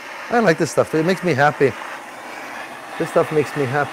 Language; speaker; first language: English; non-native, fluent; German